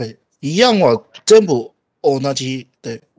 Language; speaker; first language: Japanese; non-native, learner; Chinese